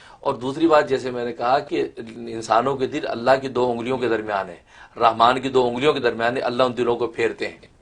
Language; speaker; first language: Urdu; native; Urdu